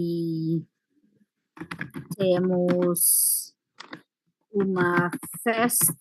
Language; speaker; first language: Portuguese; non-native, fluent; English